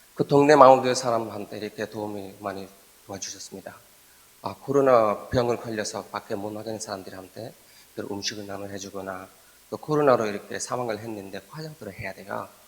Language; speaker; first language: Korean; non-native, fluent; Bangla